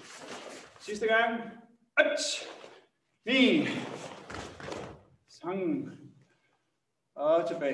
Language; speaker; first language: Danish; native; Danish